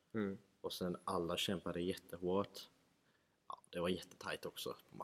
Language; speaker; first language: Swedish; non-native, fluent; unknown